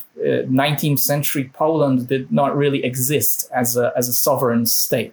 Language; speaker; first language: English; non-native, fluent; Polish